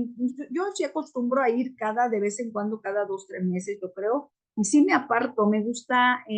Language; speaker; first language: Spanish; native; Spanish